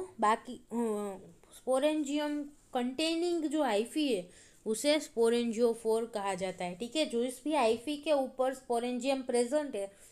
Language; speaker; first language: Hindi; non-native, local second language; Gujarati